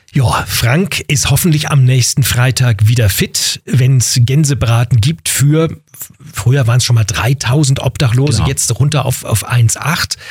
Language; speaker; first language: German; native; German